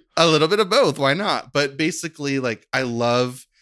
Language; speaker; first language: English; native; English